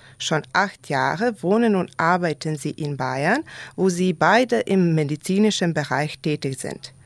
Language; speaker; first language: German; non-native, fluent; Serbian